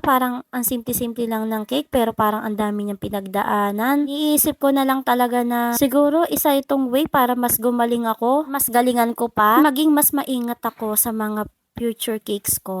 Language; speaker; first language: Filipino; native; Filipino